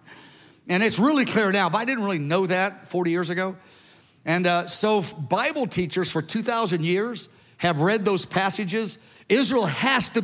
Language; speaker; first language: English; native; English